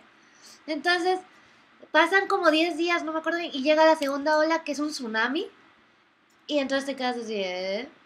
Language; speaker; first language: Spanish; native; Spanish